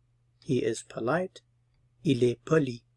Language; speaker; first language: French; non-native, fluent; English